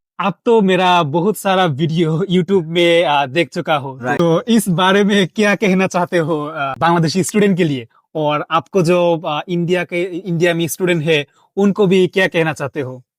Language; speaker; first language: Hindi; non-native, learner; Bangla